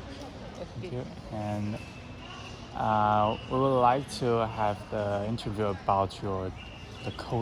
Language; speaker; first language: English; non-native, learner; Chinese